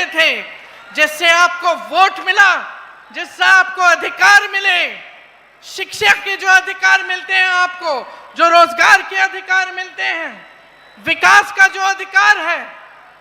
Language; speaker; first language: Hindi; native; Hindi